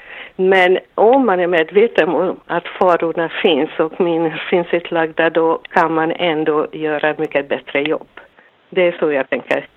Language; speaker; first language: Swedish; non-native, fluent; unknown